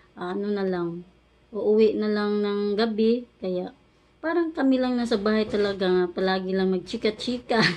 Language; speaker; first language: Filipino; native; Filipino